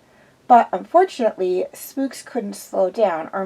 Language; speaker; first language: English; native; English